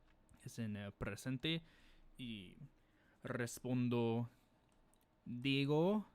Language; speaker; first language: Spanish; non-native, fluent; English